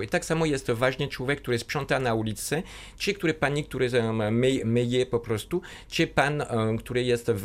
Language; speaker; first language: Polish; non-native, fluent; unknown